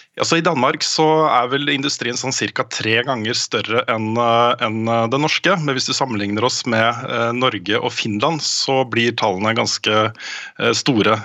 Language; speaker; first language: Norwegian; native; Norwegian